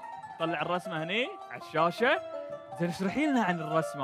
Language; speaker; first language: Arabic; native; Arabic